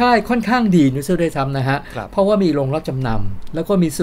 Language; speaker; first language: Thai; native; Thai